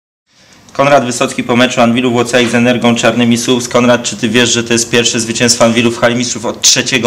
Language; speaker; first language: Polish; native; Polish